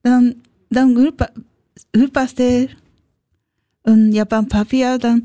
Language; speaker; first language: German; non-native, learner; Japanese